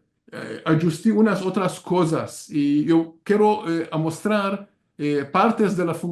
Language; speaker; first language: Spanish; non-native, learner; Hungarian